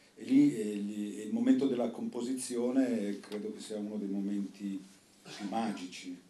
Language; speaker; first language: Italian; native; Italian